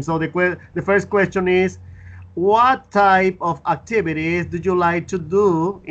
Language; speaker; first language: English; non-native, fluent; Spanish